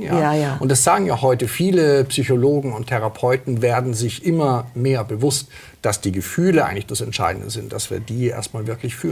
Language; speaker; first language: German; native; German